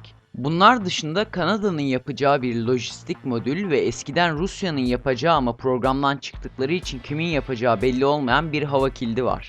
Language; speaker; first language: Turkish; native; Turkish